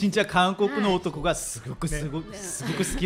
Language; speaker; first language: Japanese; non-native, learner; Korean